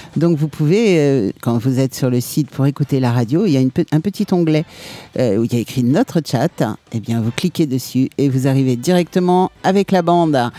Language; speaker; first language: French; native; French